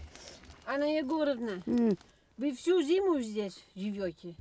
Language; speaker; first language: Russian; non-native, fluent; Dutch